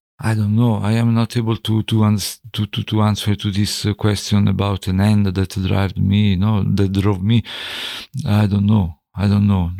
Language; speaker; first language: English; non-native, fluent; Italian